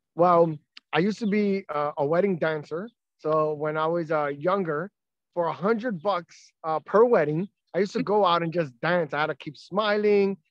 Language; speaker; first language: English; native; English